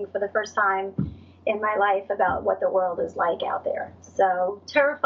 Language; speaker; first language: English; native; English